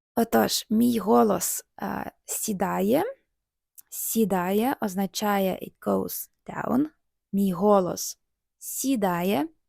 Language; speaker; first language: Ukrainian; native; Ukrainian